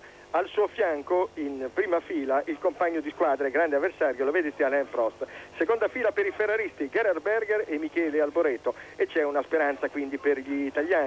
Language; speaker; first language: Italian; native; Italian